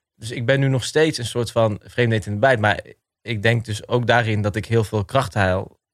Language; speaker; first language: Dutch; early bilingual, other home language; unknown